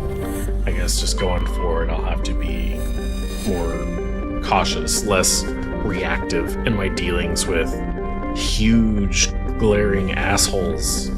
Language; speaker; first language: English; native; English